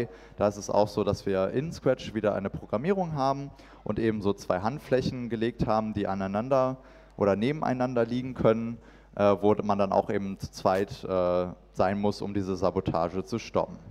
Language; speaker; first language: German; native; German